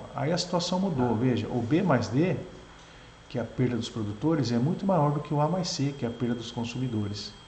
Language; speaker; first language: Portuguese; native; Portuguese